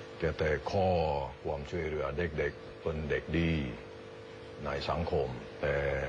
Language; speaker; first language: Thai; non-native, learner; Indonesian